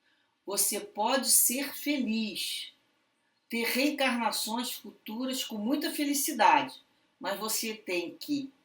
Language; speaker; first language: Portuguese; native; Portuguese